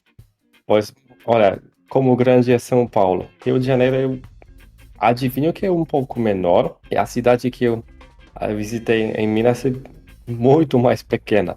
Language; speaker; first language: Portuguese; non-native, fluent; Polish